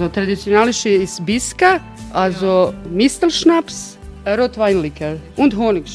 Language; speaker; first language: German; non-native, local second language; Croatian